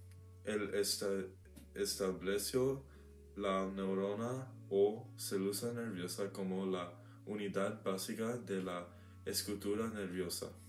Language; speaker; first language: Spanish; non-native, learner; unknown